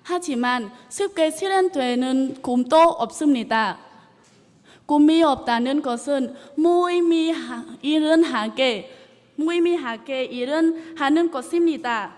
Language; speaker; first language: Korean; non-native, learner; Vietnamese